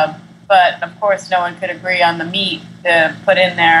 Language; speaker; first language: English; native; English